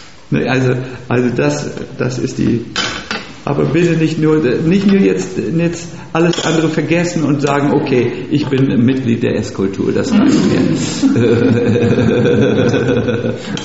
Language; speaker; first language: German; native; German